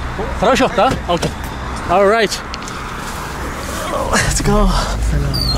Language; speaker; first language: Russian; non-native, learner; Turkish